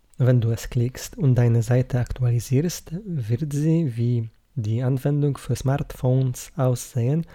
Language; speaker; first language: German; non-native, learner; Polish